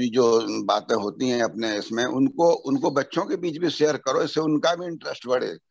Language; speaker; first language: Hindi; native; Hindi